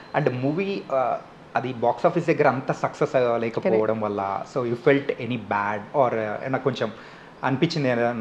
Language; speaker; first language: Telugu; native; Telugu